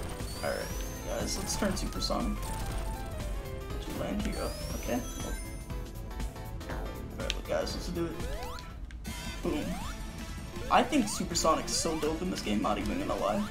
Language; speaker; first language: English; native; English